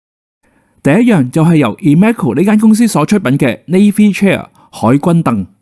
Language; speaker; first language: Cantonese; native; Cantonese